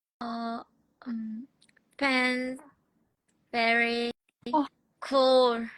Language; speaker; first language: English; non-native, learner; Korean